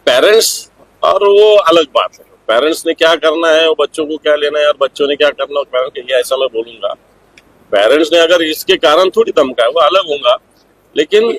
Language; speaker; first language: Hindi; non-native, local second language; Marathi